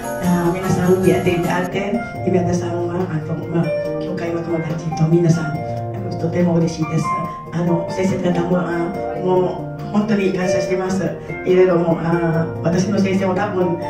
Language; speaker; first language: Japanese; non-native, learner; Filipino